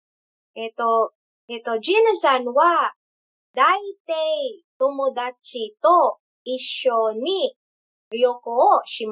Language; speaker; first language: Japanese; non-native, learner; English